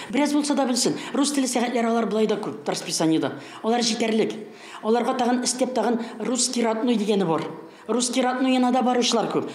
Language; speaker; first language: Tatar; native; Tatar